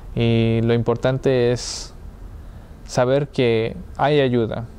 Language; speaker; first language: Spanish; early bilingual, heritage; Spanish